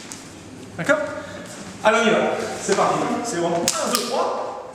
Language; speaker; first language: French; native; French